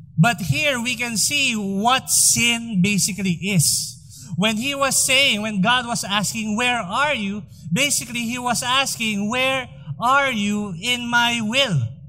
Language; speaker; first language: English; non-native, local second language; Filipino